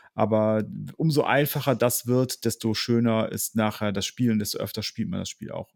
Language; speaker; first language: German; native; German